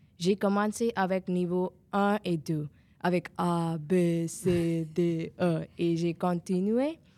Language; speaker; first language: French; non-native, learner; Punjabi